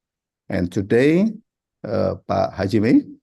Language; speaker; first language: English; non-native, fluent; Indonesian